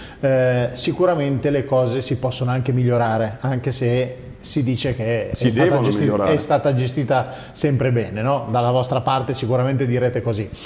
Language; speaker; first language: Italian; native; Italian